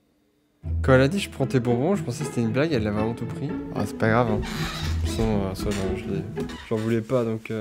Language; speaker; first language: French; native; French